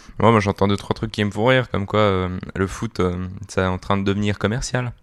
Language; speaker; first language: French; native; French